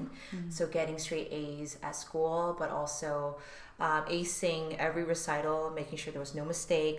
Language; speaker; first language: English; early bilingual, other home language; Korean